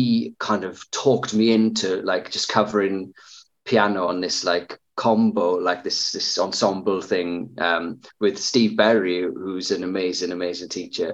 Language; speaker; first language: English; native; English